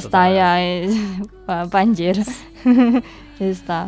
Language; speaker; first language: Catalan; non-native, learner; Indonesian